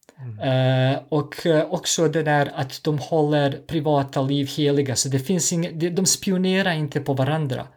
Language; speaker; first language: Swedish; non-native, fluent; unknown